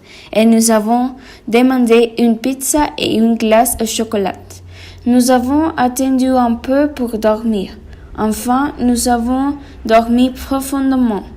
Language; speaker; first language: French; non-native, learner; Spanish